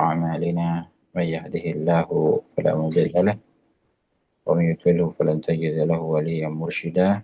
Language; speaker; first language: Arabic; non-native, fluent; Indonesian